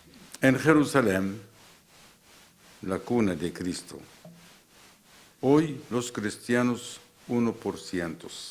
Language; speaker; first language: Spanish; non-native, fluent; Arabic